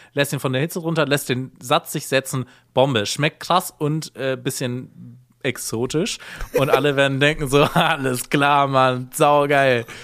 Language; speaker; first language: German; native; German